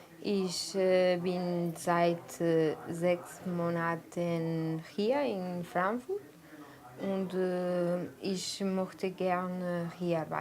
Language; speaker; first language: German; non-native, learner; Portuguese